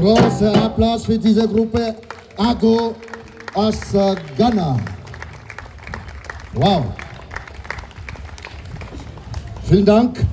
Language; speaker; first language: German; non-native, learner; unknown